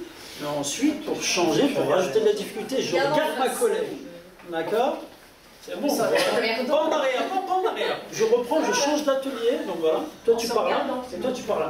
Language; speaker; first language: French; native; French